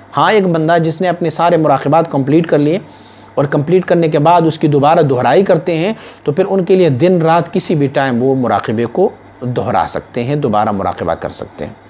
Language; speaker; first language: Urdu; non-native, local second language; Pashto